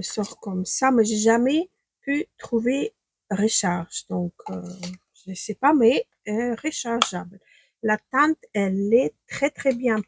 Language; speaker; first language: French; non-native, fluent; Ukrainian